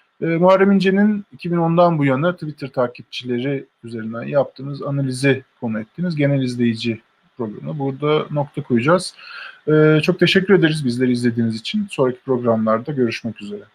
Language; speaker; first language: Turkish; native; Turkish